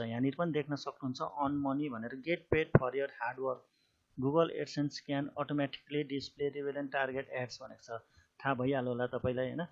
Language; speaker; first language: Nepali; native; Nepali